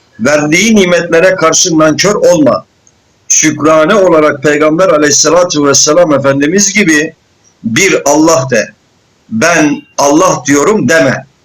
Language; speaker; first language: Turkish; native; Turkish